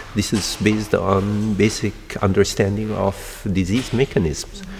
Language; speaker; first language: English; non-native, fluent; Arabic